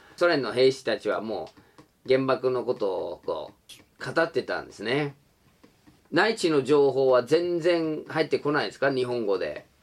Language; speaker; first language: Japanese; non-native, fluent; English